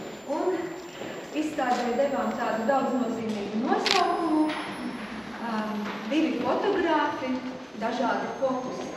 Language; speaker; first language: Latvian; native; Latvian